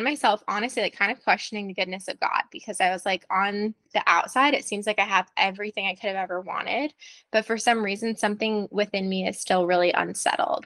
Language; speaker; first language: English; native; English